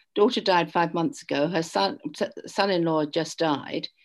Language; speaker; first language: English; native; English